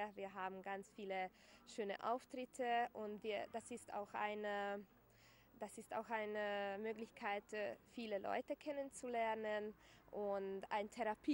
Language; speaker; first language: German; non-native, local second language; Hungarian